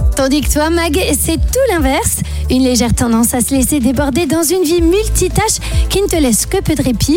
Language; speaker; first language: French; native; French